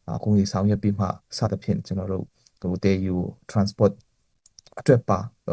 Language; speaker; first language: Burmese; non-native, local second language; Hakha Chin